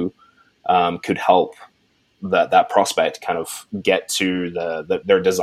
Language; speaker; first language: English; native; English